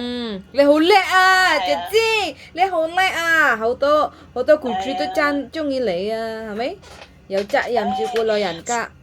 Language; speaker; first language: Cantonese; non-native, fluent; Indonesian